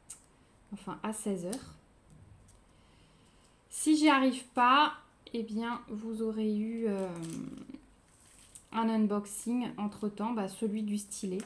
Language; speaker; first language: French; native; French